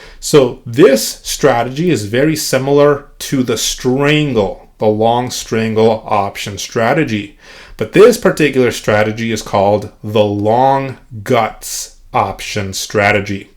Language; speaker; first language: English; native; English